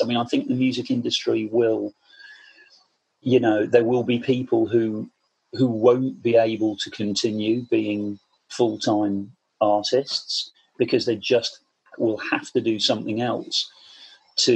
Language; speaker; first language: English; native; English